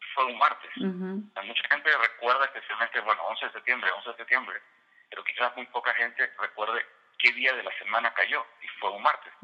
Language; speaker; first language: Spanish; native; Spanish